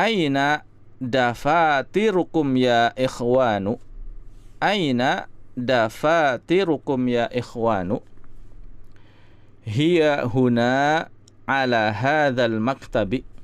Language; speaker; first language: Arabic; non-native, fluent; Indonesian